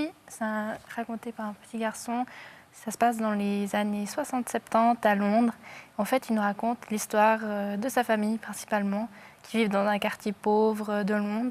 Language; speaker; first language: French; native; French